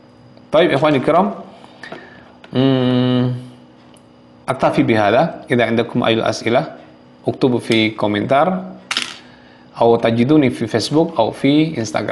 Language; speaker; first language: Arabic; non-native, fluent; Javanese